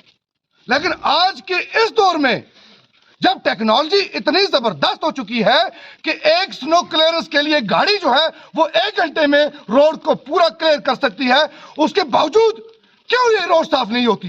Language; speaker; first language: Hindi; non-native, local second language; Kashmiri